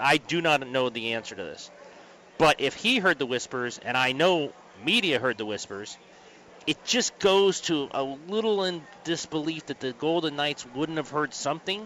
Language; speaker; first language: English; native; English